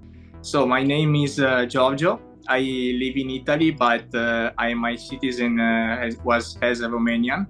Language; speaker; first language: English; non-native, learner; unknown